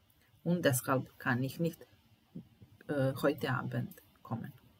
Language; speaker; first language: German; non-native, fluent; Italian